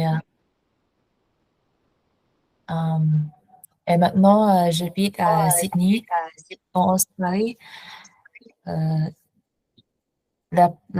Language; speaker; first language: French; non-native, learner; Vietnamese